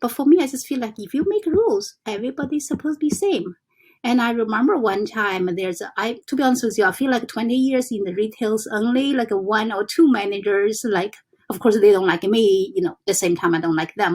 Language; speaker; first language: English; non-native, fluent; Chinese